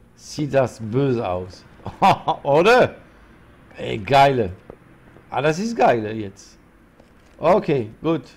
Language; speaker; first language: German; non-native, learner; French